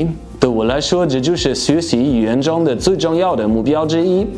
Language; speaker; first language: Chinese; non-native, fluent; German